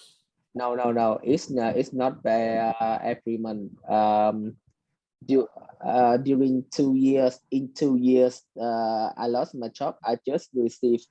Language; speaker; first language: English; non-native, learner; Vietnamese